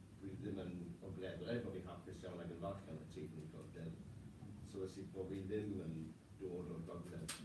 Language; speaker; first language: Welsh; non-native, local second language; English